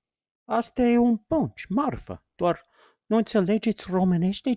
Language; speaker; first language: Romanian; non-native, learner; English